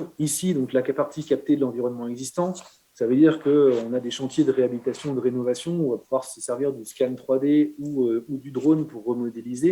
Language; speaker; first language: French; native; French